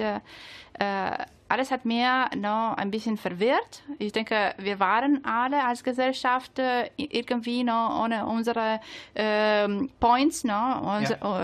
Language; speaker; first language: German; non-native, learner; Italian